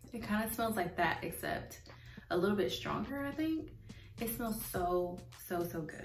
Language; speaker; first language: English; native; English